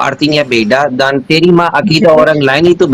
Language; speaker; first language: Indonesian; non-native, learner; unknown